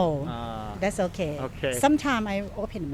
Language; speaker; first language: English; non-native, learner; Thai